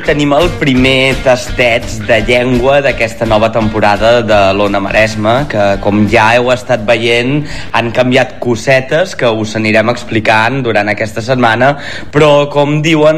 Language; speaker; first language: Catalan; native; Catalan